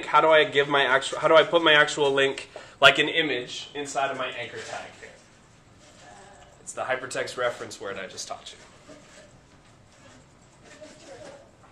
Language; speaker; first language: English; native; English